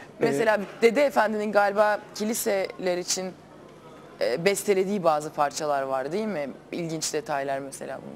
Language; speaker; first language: Turkish; native; Turkish